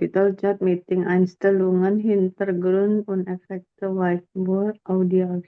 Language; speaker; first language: German; non-native, learner; Indonesian